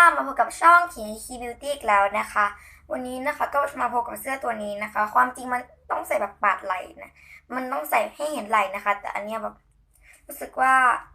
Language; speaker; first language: Thai; native; Thai